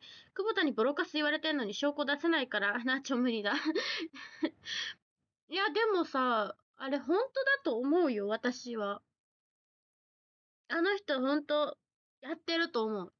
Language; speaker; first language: Japanese; native; Japanese